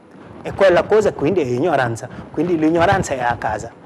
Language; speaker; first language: Italian; non-native, fluent; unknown